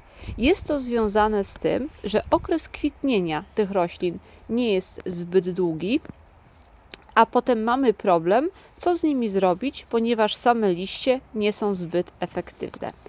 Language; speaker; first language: Polish; native; Polish